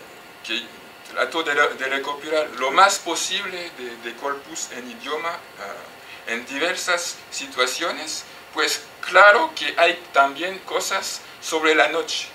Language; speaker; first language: Spanish; non-native, fluent; French